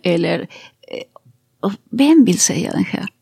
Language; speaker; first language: Swedish; non-native, fluent; Spanish